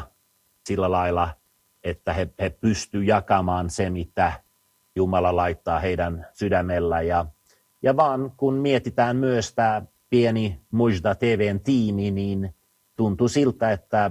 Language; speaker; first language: Finnish; non-native, fluent; Swedish